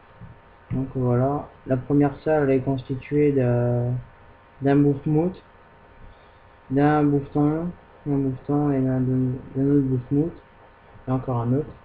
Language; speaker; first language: French; native; French